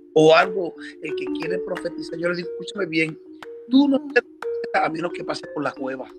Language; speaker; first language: Spanish; early bilingual, heritage; Spanish